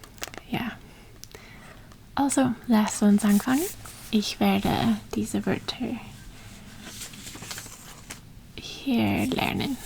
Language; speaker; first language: German; non-native, learner; English